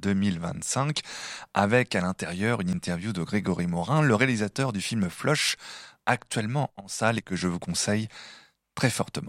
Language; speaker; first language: French; native; French